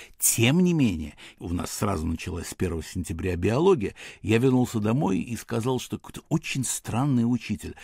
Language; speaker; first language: Russian; native; Russian